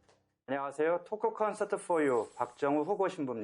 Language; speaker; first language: Korean; native; Korean